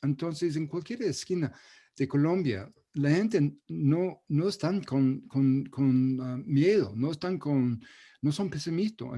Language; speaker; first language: Spanish; non-native, fluent; English